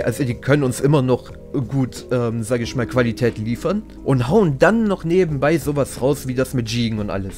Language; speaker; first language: German; native; German